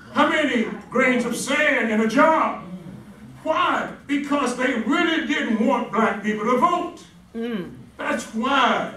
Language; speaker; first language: English; native; English